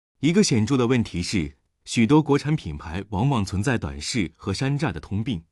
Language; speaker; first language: Chinese; native; Chinese